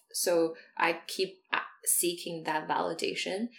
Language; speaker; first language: English; non-native, fluent; Chinese